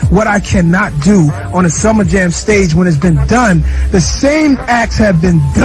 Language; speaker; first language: English; native; English